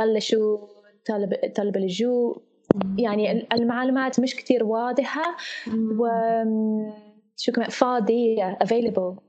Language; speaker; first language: Arabic; non-native, fluent; English